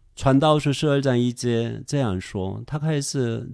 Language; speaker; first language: Chinese; non-native, fluent; Korean